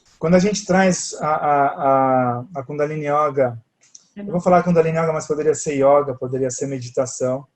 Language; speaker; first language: Portuguese; native; Portuguese